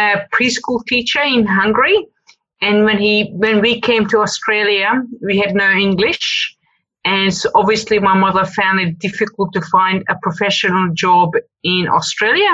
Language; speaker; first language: English; early bilingual, other home language; Hungarian